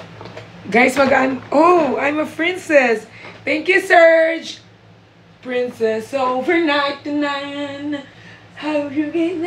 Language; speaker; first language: English; non-native, learner; Filipino